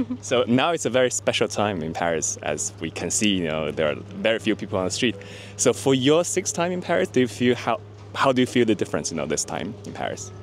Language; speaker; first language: English; non-native, fluent; Chinese